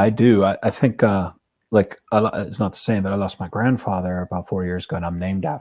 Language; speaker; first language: English; native; English